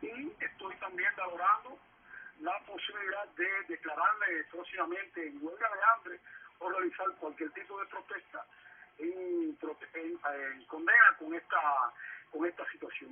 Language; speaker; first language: Spanish; native; Spanish